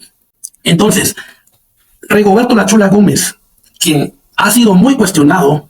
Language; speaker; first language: Spanish; native; Spanish